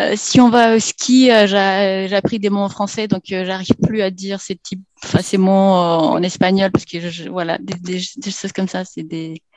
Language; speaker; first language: French; non-native, fluent; Spanish